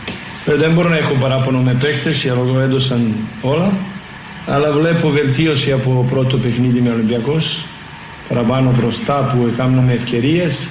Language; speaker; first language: Greek; non-native, fluent; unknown